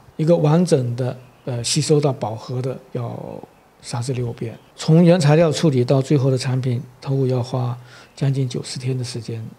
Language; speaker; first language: Chinese; native; Chinese